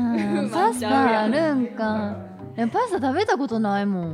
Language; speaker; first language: Japanese; native; Japanese